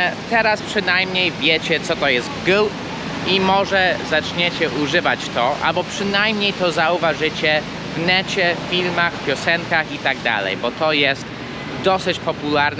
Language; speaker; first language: Polish; non-native, fluent; English